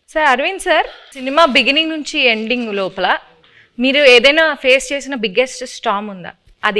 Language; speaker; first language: Telugu; native; Telugu